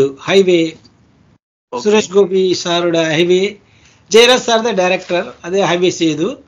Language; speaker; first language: Malayalam; non-native, learner; Tamil